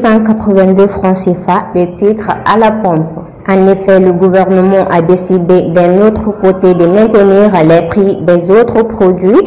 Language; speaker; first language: French; non-native, local second language; Bambara